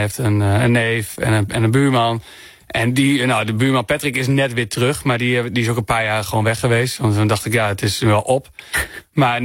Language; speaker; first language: Dutch; native; Dutch